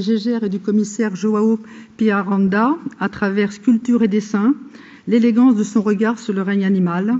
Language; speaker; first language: French; native; French